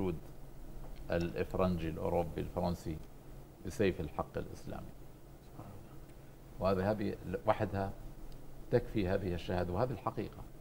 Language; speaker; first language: Arabic; native; Arabic